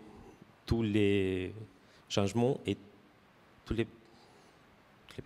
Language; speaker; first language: French; non-native, fluent; Romanian